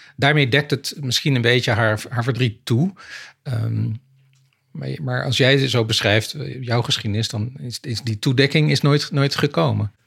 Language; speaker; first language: Dutch; native; Dutch